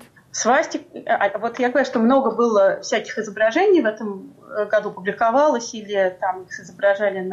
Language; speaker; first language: Russian; native; Russian